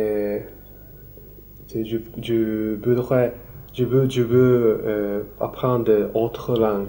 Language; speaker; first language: French; non-native, learner; Japanese